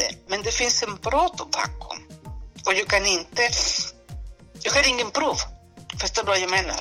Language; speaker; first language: Swedish; non-native, fluent; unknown